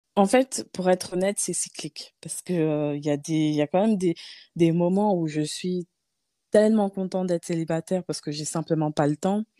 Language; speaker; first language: French; native; French